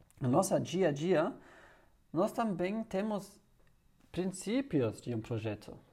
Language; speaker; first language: Portuguese; non-native, learner; German